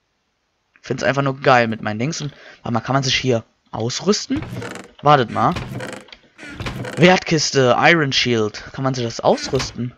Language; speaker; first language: German; native; German